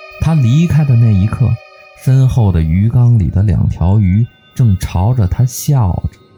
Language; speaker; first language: Chinese; native; Chinese